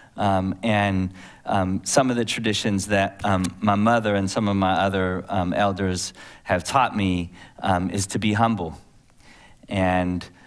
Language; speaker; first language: English; native; English